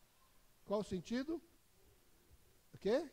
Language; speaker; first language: Portuguese; native; Portuguese